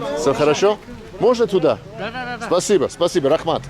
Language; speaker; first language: Russian; non-native, learner; English